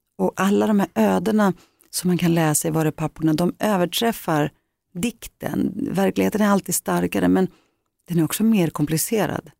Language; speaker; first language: Swedish; early bilingual, other home language; Greek